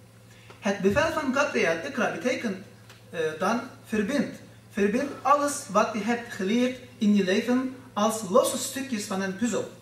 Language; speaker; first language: Dutch; non-native, fluent; Turkish